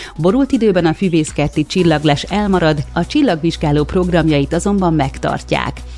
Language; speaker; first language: Hungarian; native; Hungarian